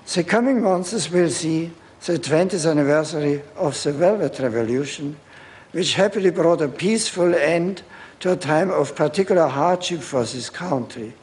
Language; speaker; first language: English; non-native, fluent; German